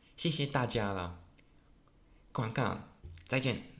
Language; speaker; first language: Chinese; non-native, learner; Polish